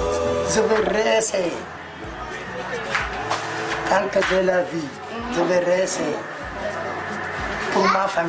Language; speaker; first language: French; non-native, local second language; Wolof